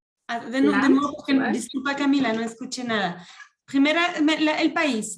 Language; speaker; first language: Spanish; non-native, fluent; French